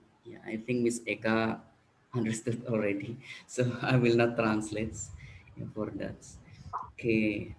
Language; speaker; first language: English; non-native, fluent; Indonesian